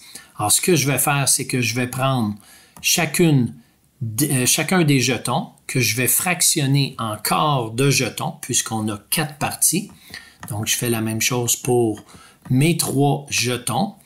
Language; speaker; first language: French; native; French